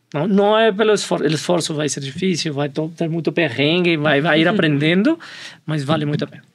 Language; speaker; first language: Portuguese; non-native, fluent; Spanish